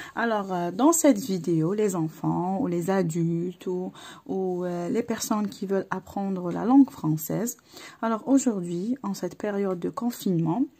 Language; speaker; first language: French; non-native, local second language; Arabic